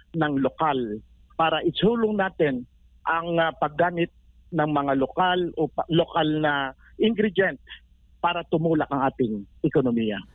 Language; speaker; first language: Filipino; native; Filipino